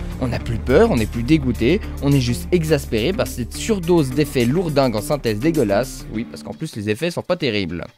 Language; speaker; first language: French; native; French